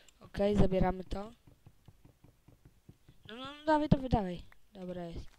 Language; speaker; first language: Polish; native; Polish